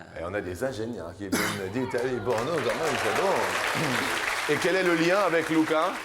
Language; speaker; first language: French; native; French